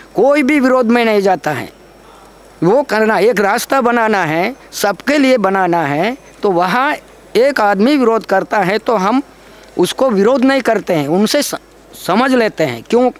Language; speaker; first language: Hindi; non-native, local second language; Gondi